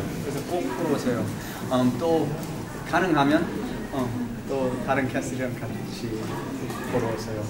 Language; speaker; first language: Korean; early bilingual, heritage; English